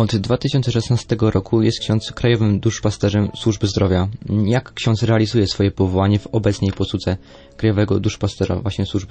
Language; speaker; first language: Polish; native; Polish